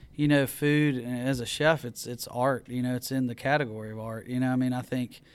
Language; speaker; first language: English; native; English